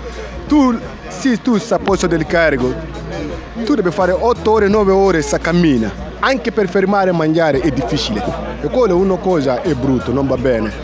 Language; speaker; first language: Italian; non-native, learner; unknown